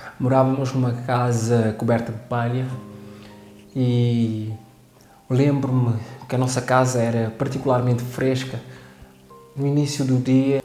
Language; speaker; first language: Portuguese; early bilingual, other home language; Kabuverdianu